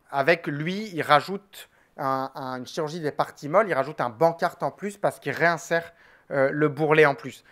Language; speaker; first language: French; native; French